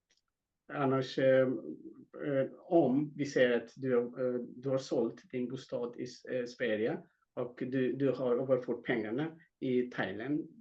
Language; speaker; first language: Swedish; non-native, fluent; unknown